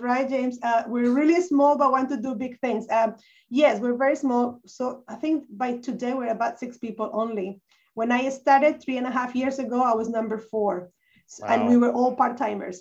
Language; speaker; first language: English; non-native, fluent; Spanish